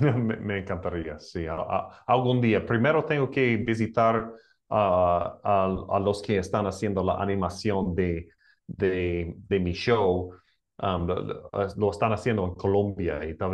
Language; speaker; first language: Spanish; non-native, learner; English